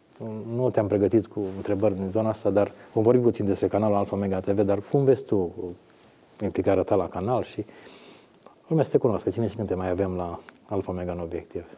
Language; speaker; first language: Romanian; native; Romanian